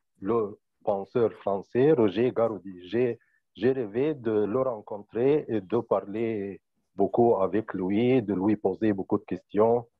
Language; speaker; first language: French; non-native, fluent; Arabic